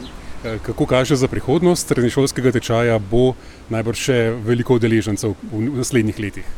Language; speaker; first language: Slovenian; native; Slovenian